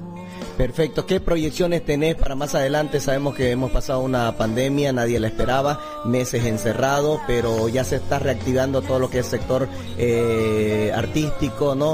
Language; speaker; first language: Spanish; native; Spanish